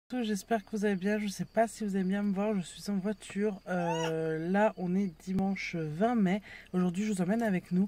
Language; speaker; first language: French; native; French